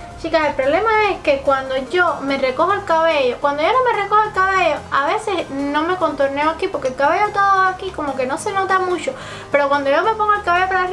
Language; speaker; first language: Spanish; native; Spanish